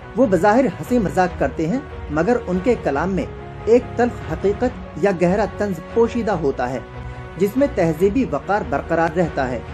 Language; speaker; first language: Urdu; native; Urdu